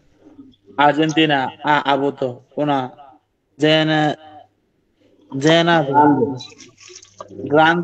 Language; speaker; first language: Italian; non-native, learner; Bangla